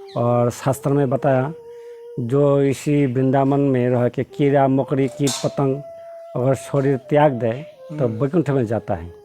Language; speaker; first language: Hindi; non-native, local second language; Bangla